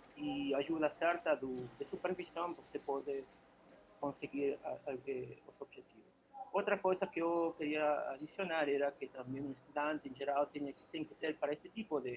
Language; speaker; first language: Portuguese; non-native, fluent; Spanish